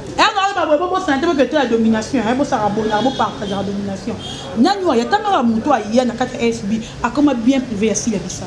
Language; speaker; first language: Lingala; native; Lingala